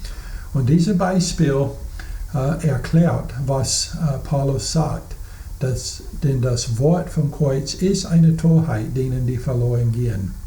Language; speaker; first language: German; non-native, fluent; English